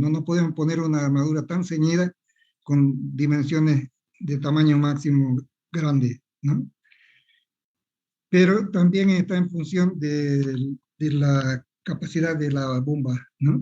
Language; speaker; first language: Spanish; native; Spanish